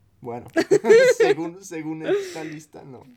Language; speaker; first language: Spanish; non-native, fluent; English